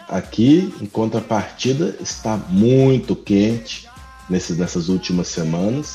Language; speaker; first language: Portuguese; native; Portuguese